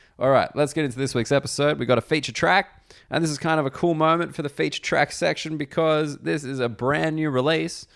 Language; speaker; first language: English; native; English